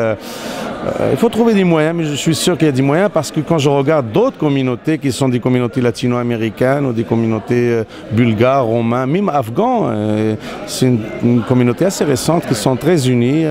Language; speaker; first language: French; non-native, local second language; Arabic